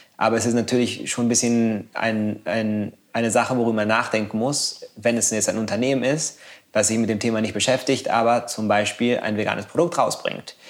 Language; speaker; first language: German; non-native, fluent; Spanish